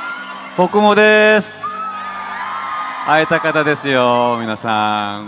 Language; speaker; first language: Japanese; non-native, learner; Korean